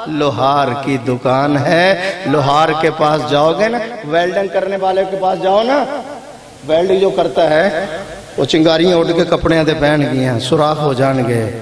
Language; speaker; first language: Urdu; native; Urdu